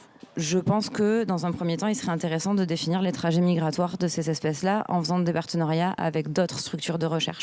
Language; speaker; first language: French; native; French